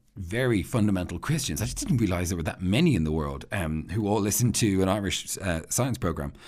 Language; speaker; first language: English; native; English